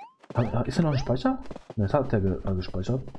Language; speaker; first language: German; native; German